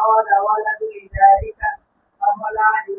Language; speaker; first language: Arabic; non-native, learner; Bangla